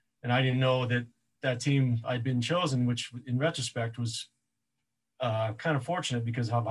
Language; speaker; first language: English; native; English